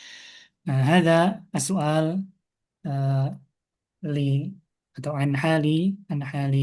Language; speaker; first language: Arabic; non-native, fluent; Indonesian